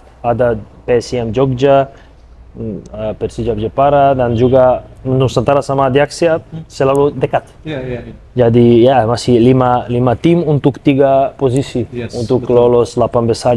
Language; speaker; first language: Indonesian; non-native, fluent; Serbian